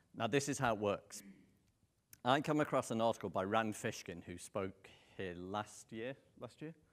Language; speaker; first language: English; native; English